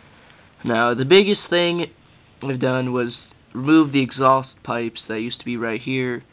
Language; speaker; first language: English; native; English